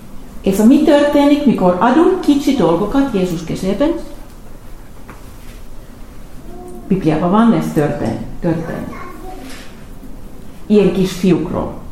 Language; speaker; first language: Hungarian; non-native, learner; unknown